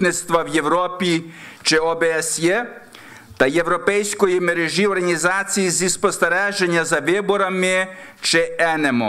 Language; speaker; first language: Ukrainian; early bilingual, heritage; Ukrainian